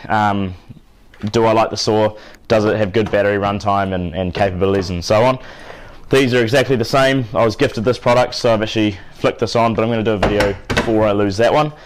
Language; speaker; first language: English; native; English